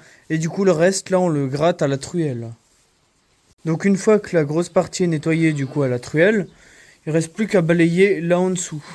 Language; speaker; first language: French; native; French